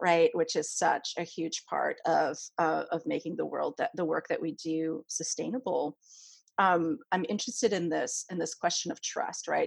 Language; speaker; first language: English; non-native, fluent; French